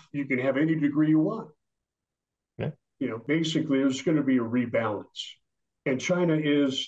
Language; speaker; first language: English; native; English